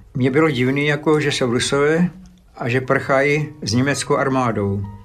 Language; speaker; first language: Czech; early bilingual, other home language; Slovak